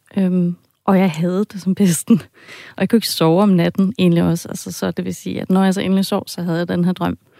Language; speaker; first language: Danish; early bilingual, heritage; Danish